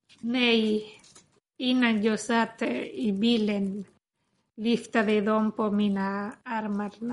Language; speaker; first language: Swedish; non-native, learner; Spanish